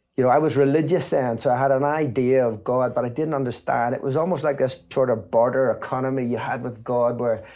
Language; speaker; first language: English; native; English